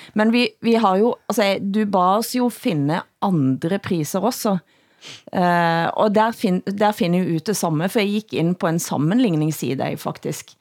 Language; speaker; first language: Norwegian; native; Norwegian